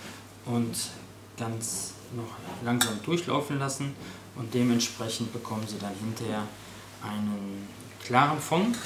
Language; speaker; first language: German; native; German